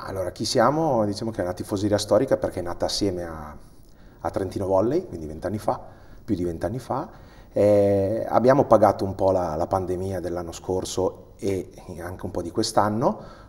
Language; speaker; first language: Italian; native; Italian